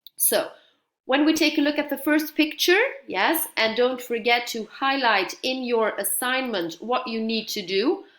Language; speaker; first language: English; non-native, fluent; Dutch